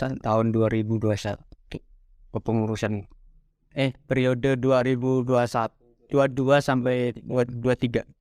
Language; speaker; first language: Indonesian; native; Indonesian